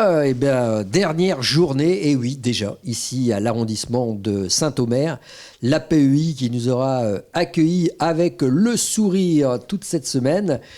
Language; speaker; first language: French; native; French